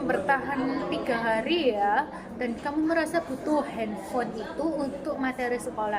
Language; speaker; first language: Indonesian; native; Indonesian